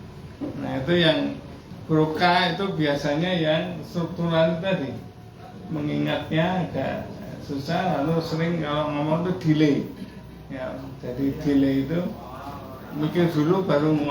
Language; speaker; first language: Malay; non-native, local second language; Javanese